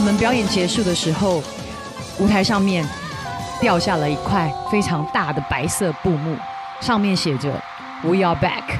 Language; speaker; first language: Chinese; native; Chinese